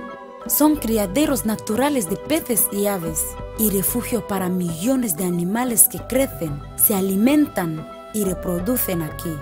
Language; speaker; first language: Spanish; native; Spanish